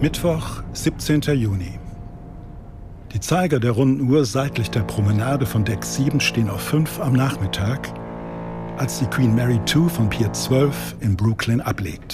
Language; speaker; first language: German; native; German